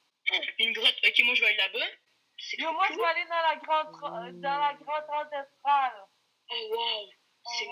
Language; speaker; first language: French; native; French